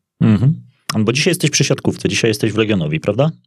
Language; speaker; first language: Polish; native; Polish